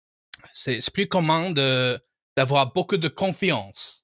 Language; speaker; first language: French; non-native, fluent; English